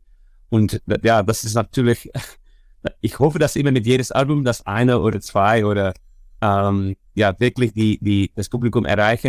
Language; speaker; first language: German; non-native, fluent; Dutch